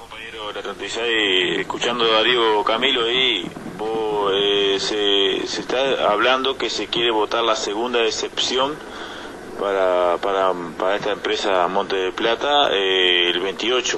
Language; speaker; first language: Spanish; native; Spanish